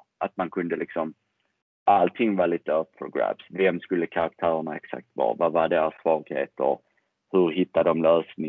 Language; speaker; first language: Swedish; native; Swedish